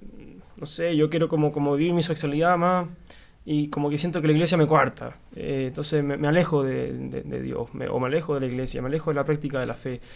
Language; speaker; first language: Spanish; native; Spanish